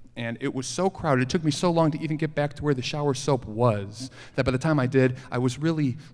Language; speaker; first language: English; native; English